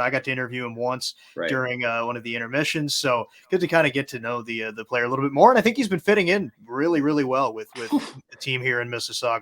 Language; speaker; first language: English; native; English